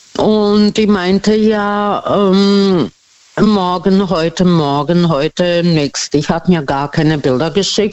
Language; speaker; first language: German; non-native, fluent; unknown